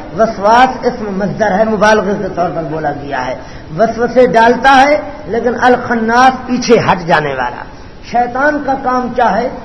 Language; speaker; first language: Urdu; non-native, local second language; Punjabi